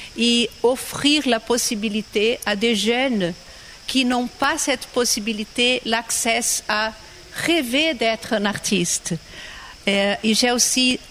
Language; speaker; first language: French; non-native, fluent; Portuguese